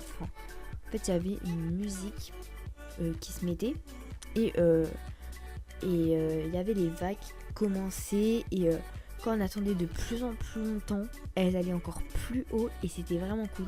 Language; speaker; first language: French; native; French